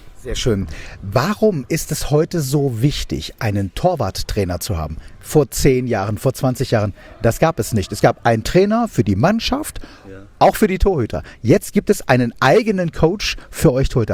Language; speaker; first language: German; native; German